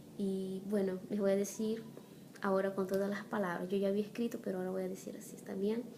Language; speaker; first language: Spanish; non-native, fluent; Portuguese